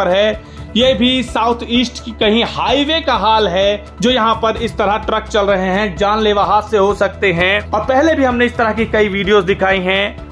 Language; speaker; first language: Hindi; native; Hindi